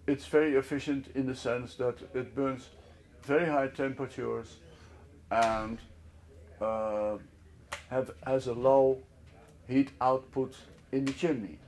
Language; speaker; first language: English; non-native, fluent; Dutch